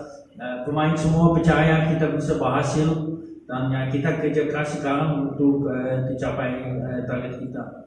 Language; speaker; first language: Indonesian; non-native, fluent; Dutch